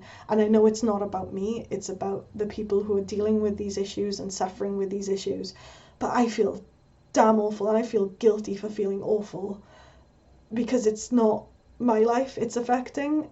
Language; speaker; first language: English; native; English